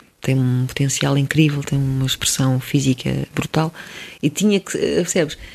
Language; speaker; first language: Portuguese; early bilingual, other home language; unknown